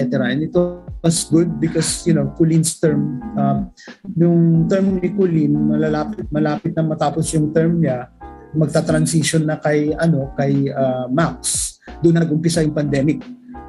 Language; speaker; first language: English; non-native, local second language; Iloko